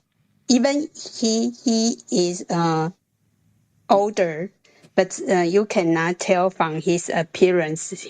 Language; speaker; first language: English; non-native, learner; Chinese